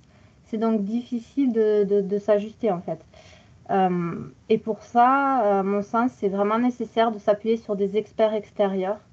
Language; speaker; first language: French; native; French